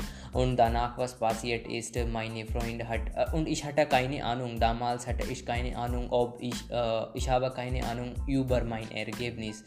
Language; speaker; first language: German; non-native, learner; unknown